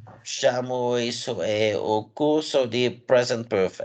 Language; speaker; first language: Portuguese; non-native, learner; English